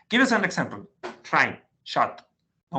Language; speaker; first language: English; non-native, learner; Spanish